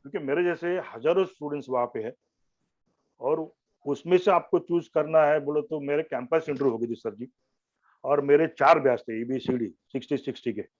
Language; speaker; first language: Hindi; non-native, local second language; Marathi